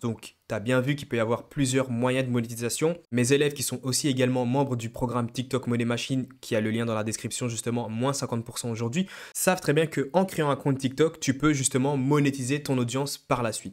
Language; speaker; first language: French; native; French